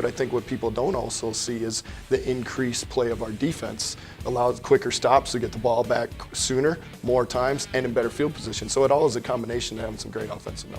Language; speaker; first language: English; native; English